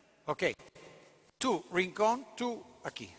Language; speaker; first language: Spanish; non-native, learner; English